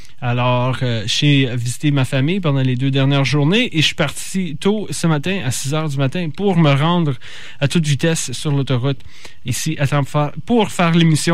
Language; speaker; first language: French; native; French